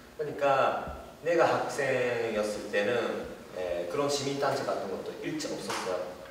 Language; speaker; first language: Korean; early bilingual, heritage; Japanese